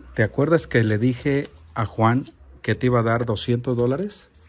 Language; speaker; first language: Spanish; native; Spanish